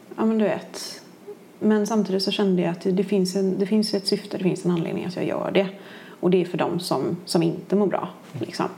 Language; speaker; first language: Swedish; native; Swedish